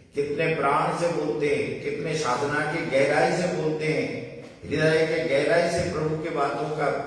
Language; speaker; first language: Hindi; non-native, local second language; Bangla